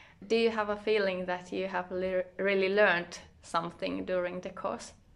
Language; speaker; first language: English; non-native, fluent; Finnish